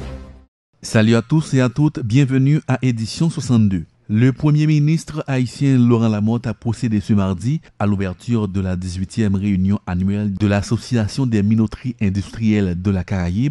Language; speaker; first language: French; non-native, local second language; Haitian Creole